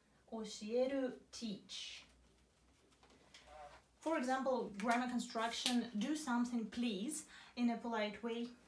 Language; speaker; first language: English; non-native, fluent; Russian